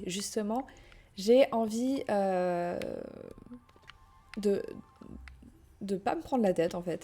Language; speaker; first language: French; native; French